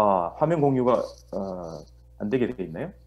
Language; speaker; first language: Korean; native; Korean